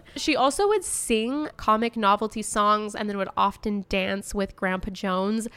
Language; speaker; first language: English; native; English